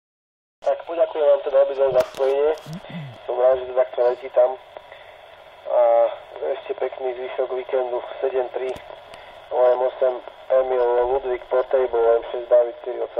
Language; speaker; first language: Slovak; native; Slovak